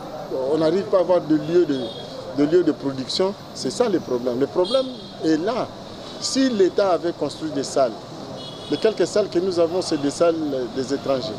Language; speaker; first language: French; non-native, local second language; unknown